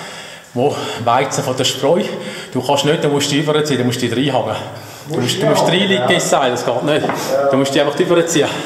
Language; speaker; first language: German; native; German